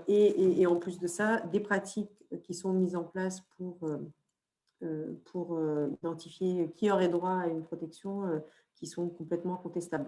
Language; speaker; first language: French; native; French